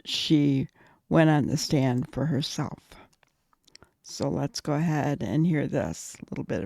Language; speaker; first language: English; native; English